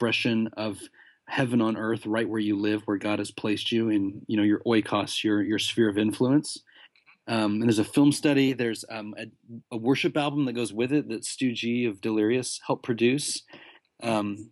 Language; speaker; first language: English; native; English